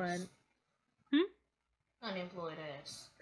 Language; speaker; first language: English; native; English